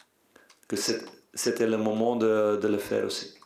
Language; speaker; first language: French; non-native, fluent; Dutch